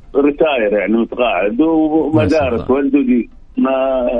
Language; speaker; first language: Arabic; native; Arabic